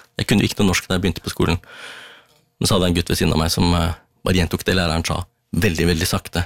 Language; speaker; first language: Norwegian; early bilingual, other home language; Tamil